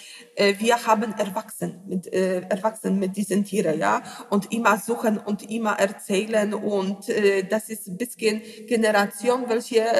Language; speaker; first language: German; non-native, learner; Polish